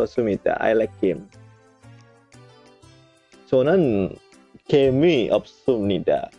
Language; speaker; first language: Korean; non-native, learner; Indonesian